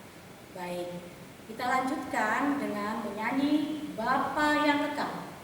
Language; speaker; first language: Indonesian; native; Indonesian